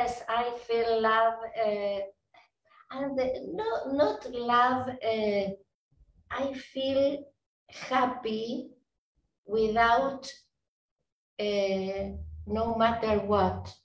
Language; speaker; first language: English; non-native, learner; Spanish